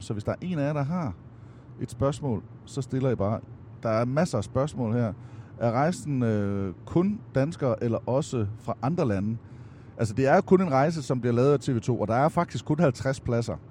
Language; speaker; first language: Danish; native; Danish